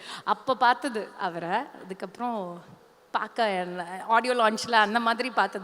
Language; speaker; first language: Tamil; native; Tamil